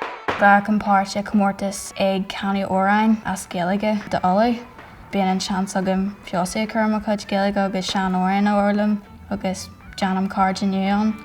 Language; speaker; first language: Irish; native; Irish